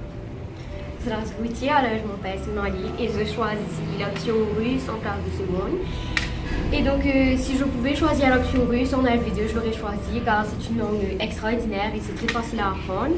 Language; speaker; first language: French; non-native, local second language; Morisyen